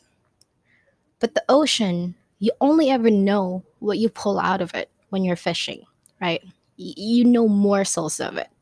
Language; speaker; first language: English; non-native, local second language; Filipino